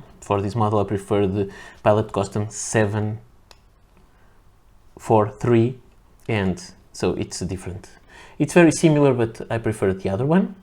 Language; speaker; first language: English; non-native, fluent; Portuguese